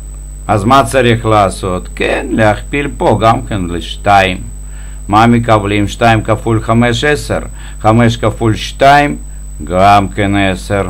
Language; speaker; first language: Hebrew; non-native, fluent; Russian